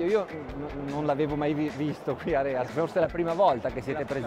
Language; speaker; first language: Italian; native; Italian